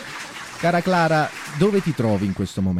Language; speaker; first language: Italian; native; Italian